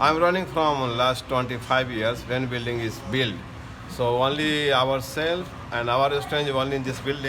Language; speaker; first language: English; non-native, local second language; Hindi